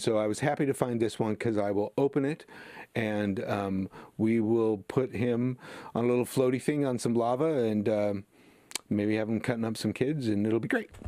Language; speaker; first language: English; native; English